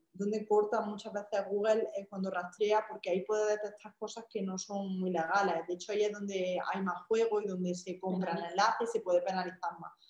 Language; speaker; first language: Spanish; native; Spanish